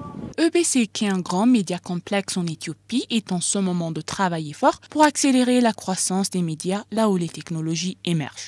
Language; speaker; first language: French; non-native, fluent; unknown